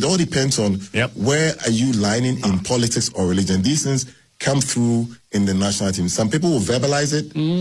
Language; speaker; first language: English; non-native, local second language; Akan